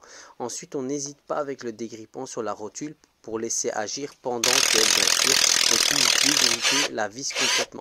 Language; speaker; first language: French; native; French